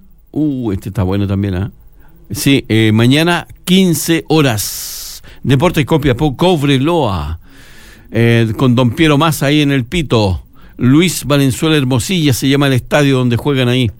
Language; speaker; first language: Spanish; native; Spanish